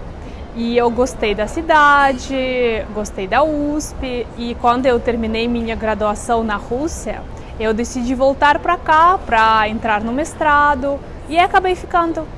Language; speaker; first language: Portuguese; non-native, fluent; Russian